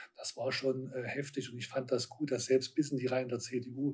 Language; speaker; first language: German; native; German